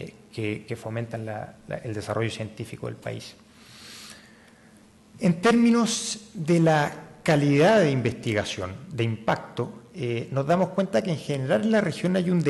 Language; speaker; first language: Spanish; native; Spanish